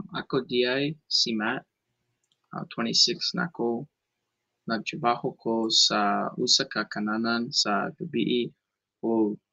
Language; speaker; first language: Cebuano; non-native, learner; English